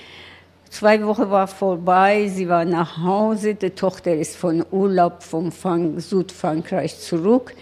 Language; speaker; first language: German; non-native, learner; Persian